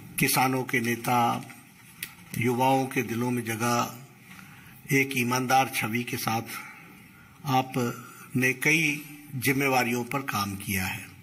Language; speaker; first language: Hindi; native; Hindi